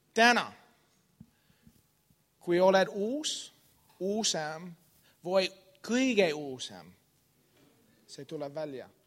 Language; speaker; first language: Estonian; non-native, learner; English